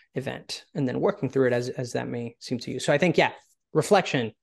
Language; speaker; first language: English; early bilingual, other home language; Spanish